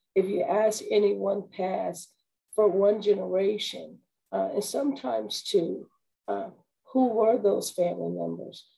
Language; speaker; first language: English; native; English